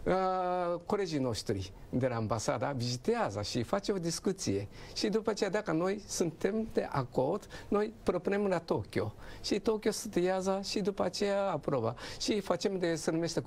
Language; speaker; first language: Romanian; non-native, learner; Japanese